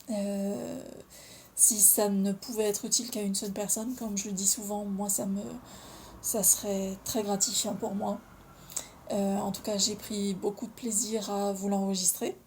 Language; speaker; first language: French; native; French